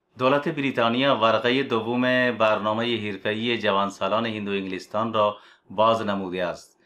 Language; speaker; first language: Persian; non-native, fluent; Urdu